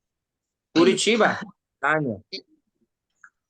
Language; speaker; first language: Portuguese; non-native, learner; Hindi